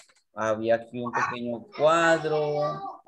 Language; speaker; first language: Spanish; native; Spanish